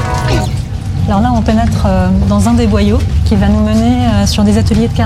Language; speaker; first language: French; native; French